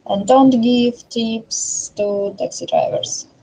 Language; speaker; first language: English; non-native, learner; Russian